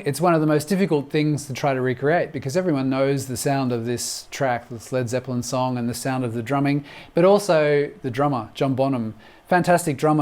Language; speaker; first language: English; native; English